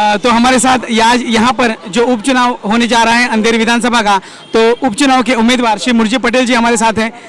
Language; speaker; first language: Hindi; non-native, local second language; Marathi